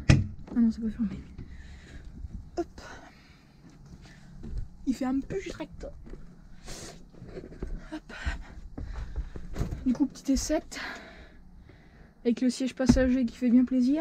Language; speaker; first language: French; native; French